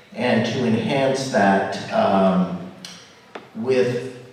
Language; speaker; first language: English; native; English